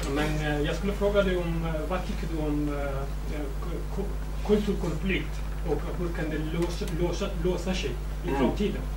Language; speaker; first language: Swedish; non-native, learner; Kurdish